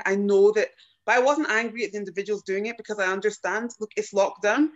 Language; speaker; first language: English; native; English